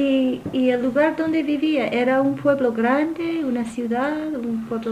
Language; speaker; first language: Spanish; non-native, fluent; English